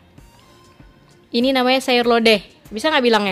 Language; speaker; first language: Indonesian; native; Indonesian